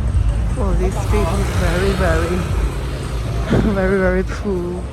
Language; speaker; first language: English; non-native, learner; Chinese